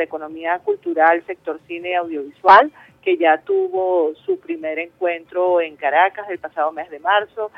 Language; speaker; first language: Spanish; native; Spanish